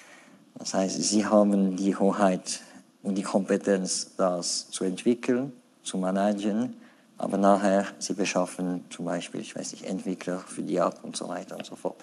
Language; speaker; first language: German; non-native, fluent; French